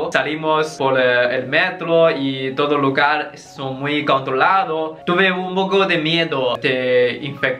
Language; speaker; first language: Spanish; non-native, learner; Chinese